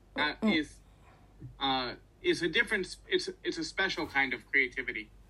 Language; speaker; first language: English; native; English